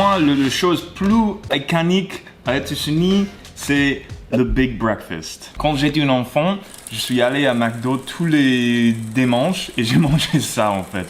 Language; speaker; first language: French; non-native, learner; English